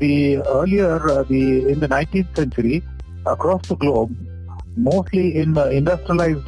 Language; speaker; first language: English; non-native, local second language; Telugu